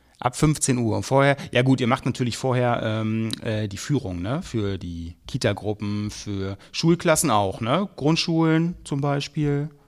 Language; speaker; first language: German; native; German